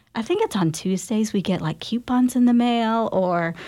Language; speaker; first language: English; native; English